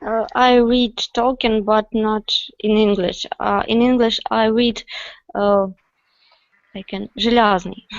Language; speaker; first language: English; non-native, learner; Russian